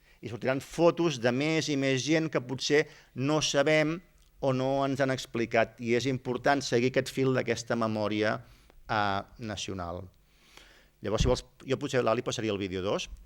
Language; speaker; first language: Catalan; native; Catalan